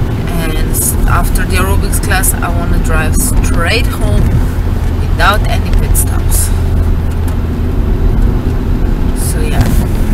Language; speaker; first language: English; non-native, fluent; Slovenian